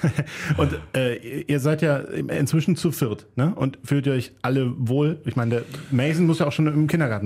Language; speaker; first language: German; native; German